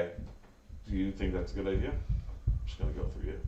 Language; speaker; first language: English; native; English